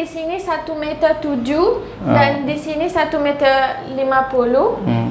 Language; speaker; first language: Indonesian; non-native, learner; French